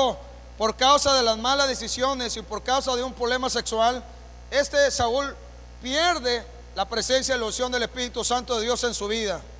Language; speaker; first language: Spanish; native; Spanish